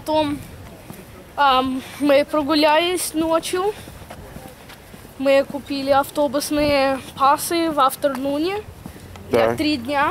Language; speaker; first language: Russian; early bilingual, heritage; Russian